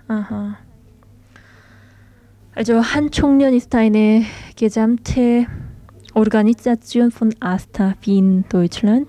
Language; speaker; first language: German; non-native, learner; Korean